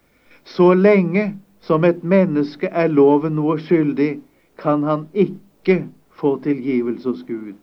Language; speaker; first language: Norwegian; native; Norwegian